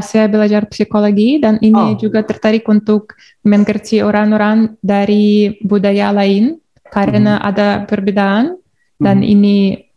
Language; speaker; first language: Indonesian; non-native, learner; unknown